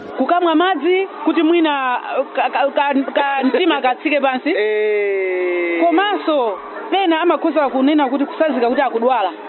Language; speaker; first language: Nyanja; native; Nyanja